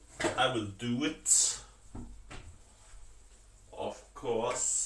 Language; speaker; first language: English; non-native, learner; Danish